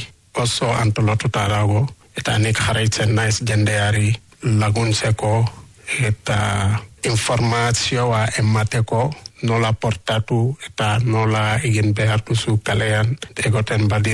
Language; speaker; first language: Basque; non-native, learner; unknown